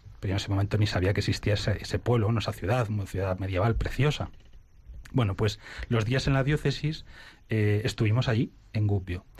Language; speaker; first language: Spanish; native; Spanish